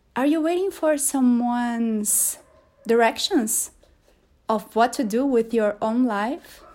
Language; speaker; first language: English; non-native, fluent; Portuguese